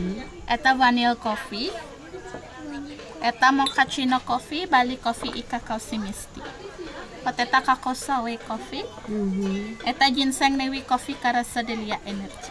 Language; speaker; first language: Russian; non-native, learner; Indonesian